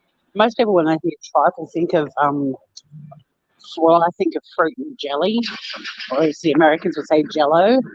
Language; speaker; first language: English; native; English